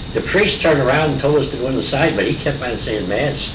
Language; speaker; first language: English; native; English